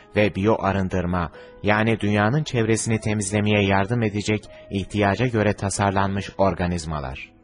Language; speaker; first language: Turkish; native; Turkish